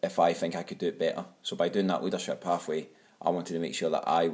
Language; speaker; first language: English; native; English